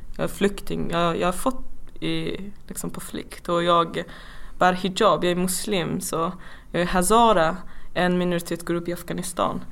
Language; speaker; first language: Swedish; non-native, fluent; Persian